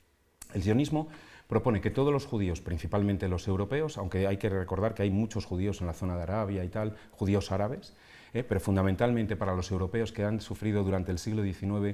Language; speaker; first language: Spanish; native; Spanish